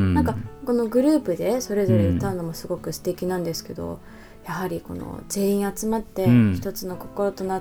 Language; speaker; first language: Japanese; native; Japanese